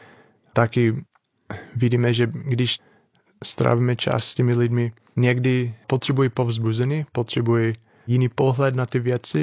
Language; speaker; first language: Czech; non-native, fluent; English